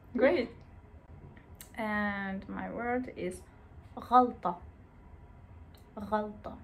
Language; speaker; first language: English; non-native, fluent; Arabic